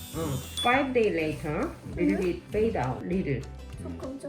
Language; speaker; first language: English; non-native, learner; Korean